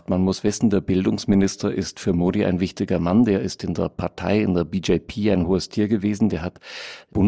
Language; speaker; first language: German; native; German